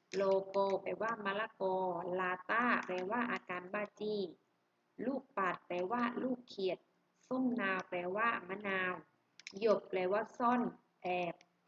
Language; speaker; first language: Thai; native; Thai